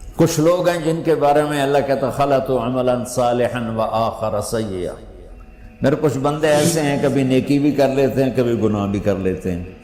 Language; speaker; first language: Urdu; non-native, local second language; Punjabi